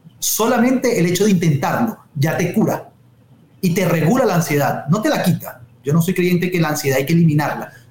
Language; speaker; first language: Spanish; native; Spanish